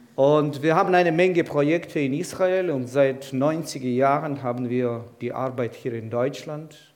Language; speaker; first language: German; non-native, fluent; Ukrainian